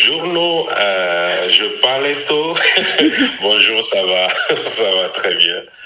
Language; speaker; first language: French; non-native, local second language; Ewe